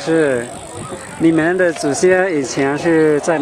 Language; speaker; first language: Chinese; non-native, learner; Hmong